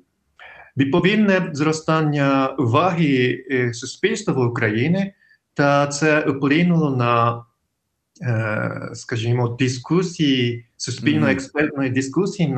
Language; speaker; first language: Ukrainian; non-native, fluent; Japanese